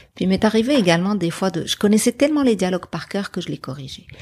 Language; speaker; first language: French; non-native, local second language; Arabic